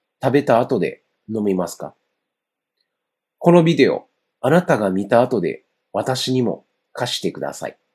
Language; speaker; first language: Japanese; non-native, fluent; Chinese